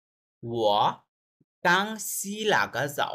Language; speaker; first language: Chinese; non-native, fluent; Bangla